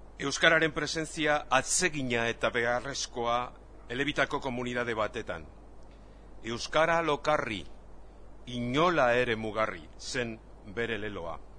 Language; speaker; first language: Basque; non-native, local second language; Spanish